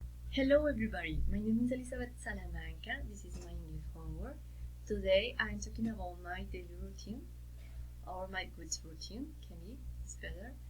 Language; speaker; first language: English; non-native, learner; Spanish